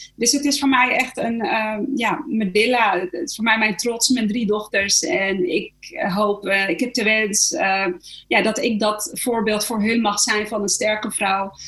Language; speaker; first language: Dutch; early bilingual, other home language; Arabic